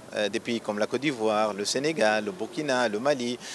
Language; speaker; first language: French; non-native, local second language; Arabic